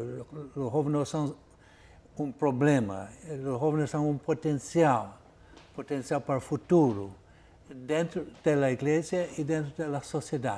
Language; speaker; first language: Spanish; non-native, fluent; Portuguese